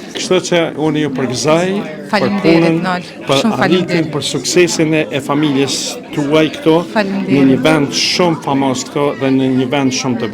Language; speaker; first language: Albanian; native; Albanian